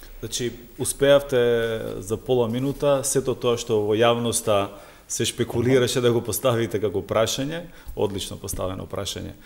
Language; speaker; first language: Macedonian; non-native, local second language; Albanian